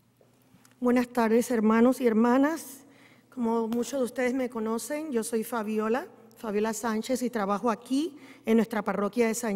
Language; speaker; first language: Spanish; native; Spanish